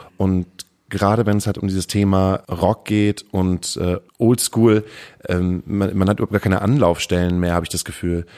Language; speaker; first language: German; native; German